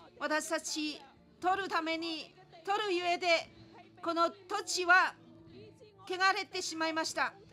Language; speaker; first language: Japanese; non-native, fluent; Chinese